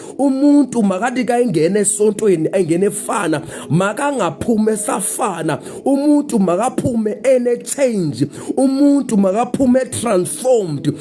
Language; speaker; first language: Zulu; non-native, local second language; Xhosa